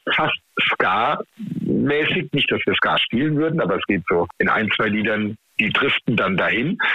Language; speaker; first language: German; native; German